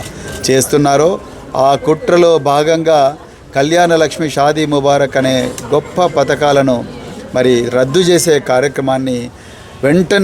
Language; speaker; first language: Telugu; native; Telugu